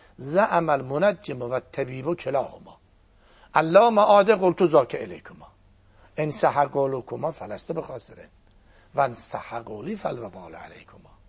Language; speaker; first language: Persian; non-native, local second language; Azerbaijani